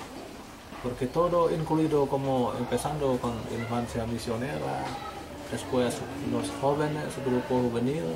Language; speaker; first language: Spanish; non-native, learner; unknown